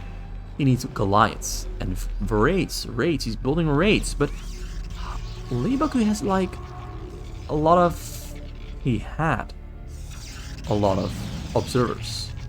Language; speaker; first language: English; native; English